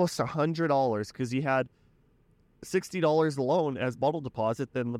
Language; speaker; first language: English; native; English